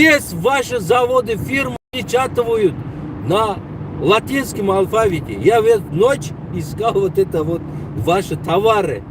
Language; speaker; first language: Russian; non-native, local second language; Tajik